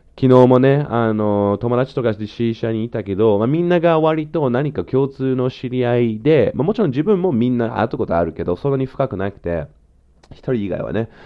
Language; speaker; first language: Japanese; non-native, fluent; English